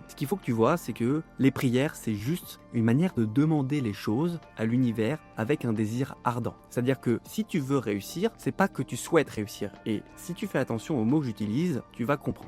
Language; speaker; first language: French; native; French